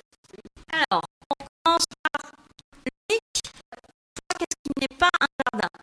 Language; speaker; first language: French; native; French